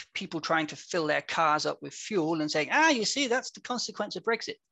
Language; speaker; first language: English; native; English